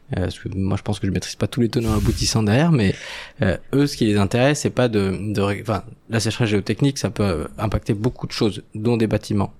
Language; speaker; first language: French; non-native, local second language; Arabic